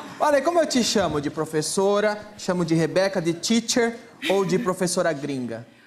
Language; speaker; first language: Portuguese; native; Portuguese